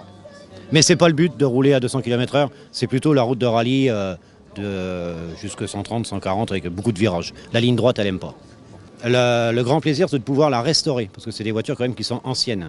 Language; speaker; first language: French; native; French